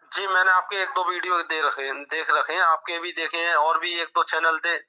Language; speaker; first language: Hindi; native; Hindi